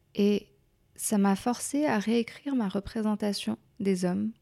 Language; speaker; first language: French; native; French